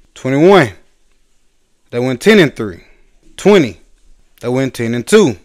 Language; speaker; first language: English; native; English